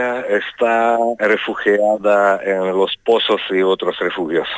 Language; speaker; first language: Spanish; non-native, fluent; Ukrainian